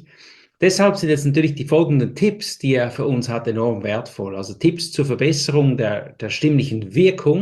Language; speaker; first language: German; native; German